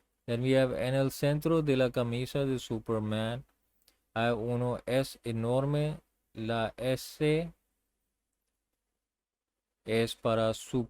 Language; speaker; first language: Spanish; non-native, learner; English